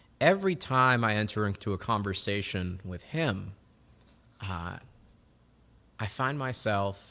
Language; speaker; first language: English; native; English